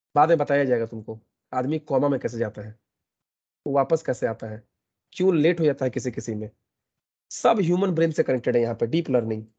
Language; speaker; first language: Hindi; native; Hindi